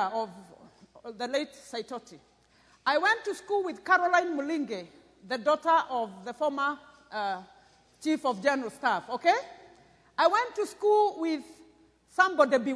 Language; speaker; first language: English; non-native, local second language; Kikuyu